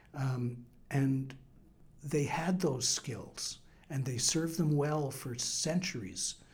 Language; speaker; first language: English; native; English